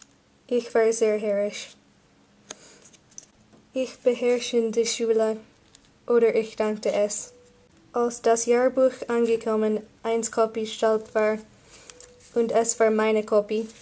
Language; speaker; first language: German; non-native, learner; English